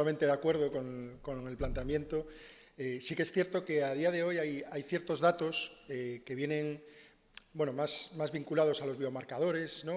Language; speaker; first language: Spanish; native; Spanish